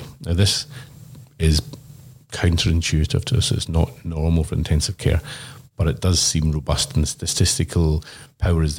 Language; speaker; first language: English; native; English